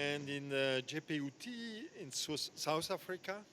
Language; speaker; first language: English; non-native, fluent; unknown